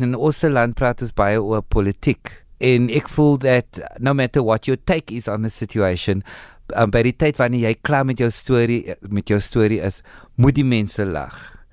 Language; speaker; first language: Afrikaans; early bilingual, heritage; Afrikaans